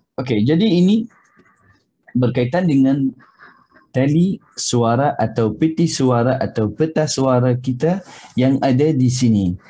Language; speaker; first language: Malay; non-native, fluent; Arabic